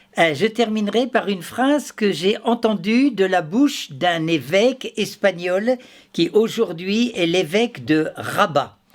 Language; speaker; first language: French; native; French